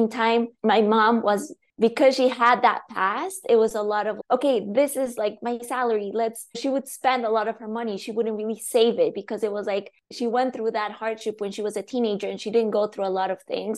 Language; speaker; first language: English; non-native, fluent; Spanish